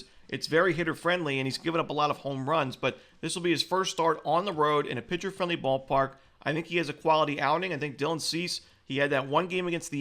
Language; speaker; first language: English; native; English